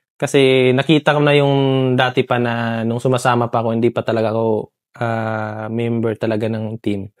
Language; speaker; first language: Filipino; non-native, local second language; Cebuano